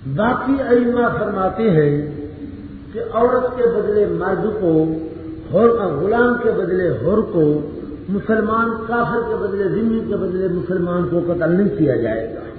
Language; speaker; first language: Urdu; non-native, local second language; Punjabi